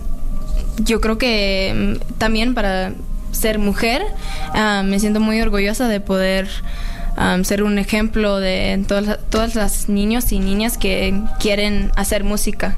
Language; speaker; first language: Spanish; early bilingual, heritage; Spanish